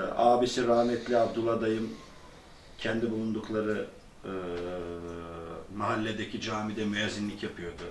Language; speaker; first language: Turkish; early bilingual, other home language; Albanian